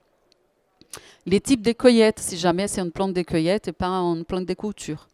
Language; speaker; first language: French; native; French